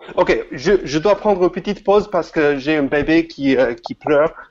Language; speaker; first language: French; non-native, fluent; English